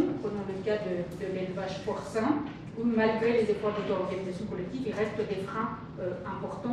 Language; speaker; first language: French; native; French